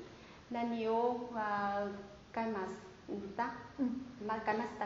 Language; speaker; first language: Japanese; non-native, learner; Vietnamese